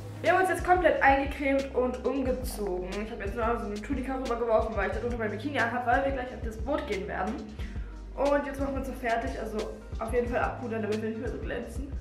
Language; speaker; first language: German; native; German